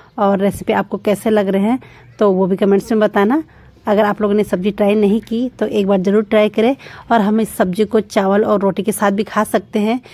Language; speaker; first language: Hindi; native; Hindi